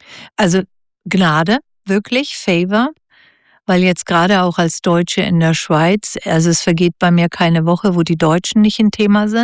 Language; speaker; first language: German; native; German